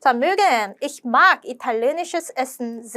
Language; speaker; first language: German; non-native, fluent; Korean